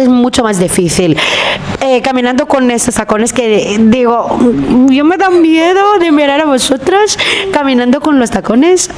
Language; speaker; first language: Spanish; non-native, fluent; Filipino